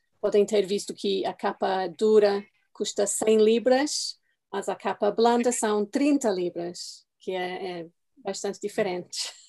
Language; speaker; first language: Portuguese; non-native, fluent; English